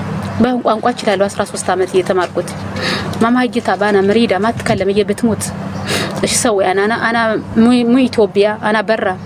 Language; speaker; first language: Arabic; non-native, learner; Amharic